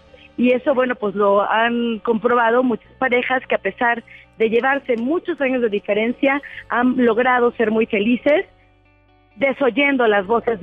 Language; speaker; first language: Spanish; native; Spanish